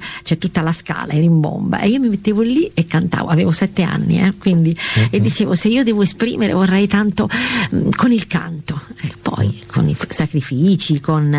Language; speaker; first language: Italian; native; Italian